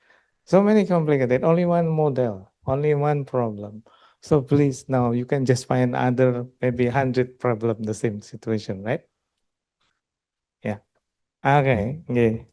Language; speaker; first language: English; non-native, local second language; Indonesian